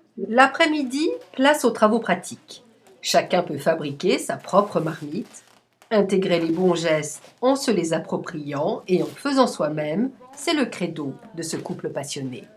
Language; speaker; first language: French; native; French